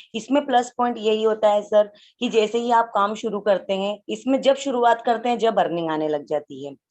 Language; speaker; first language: Hindi; native; Hindi